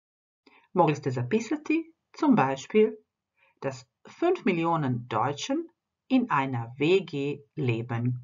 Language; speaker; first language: German; non-native, fluent; Croatian